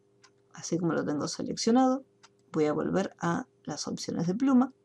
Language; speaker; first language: Spanish; native; Spanish